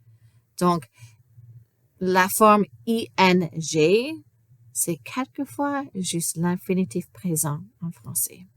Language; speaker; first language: French; non-native, fluent; English